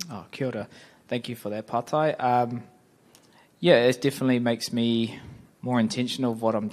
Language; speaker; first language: English; native; English